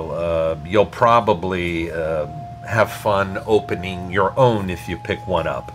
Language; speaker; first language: English; native; English